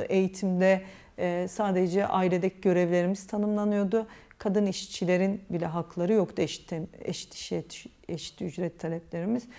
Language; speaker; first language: Turkish; native; Turkish